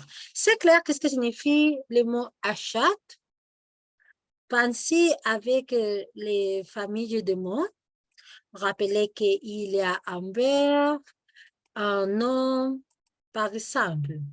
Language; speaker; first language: French; non-native, fluent; Spanish